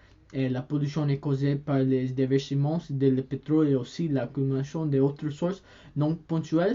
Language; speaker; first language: French; non-native, learner; English